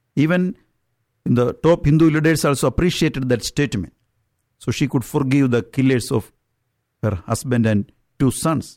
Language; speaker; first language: English; non-native, local second language; Malayalam